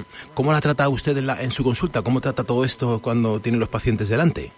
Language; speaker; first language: Spanish; native; Spanish